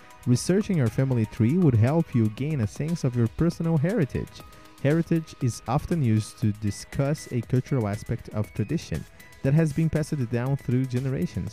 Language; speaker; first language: English; non-native, fluent; Portuguese